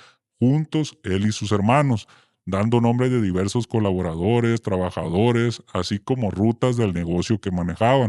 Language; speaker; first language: Spanish; native; Spanish